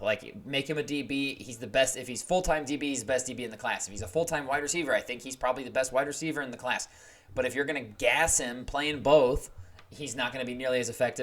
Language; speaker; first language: English; native; English